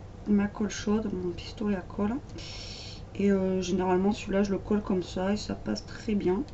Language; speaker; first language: French; native; French